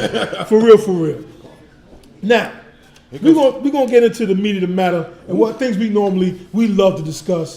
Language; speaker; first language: English; native; English